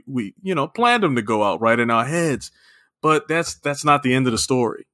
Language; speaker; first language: English; native; English